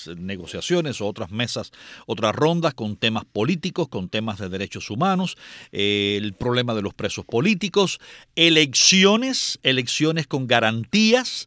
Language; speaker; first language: Spanish; native; Spanish